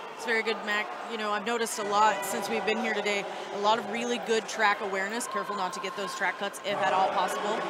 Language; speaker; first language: English; native; English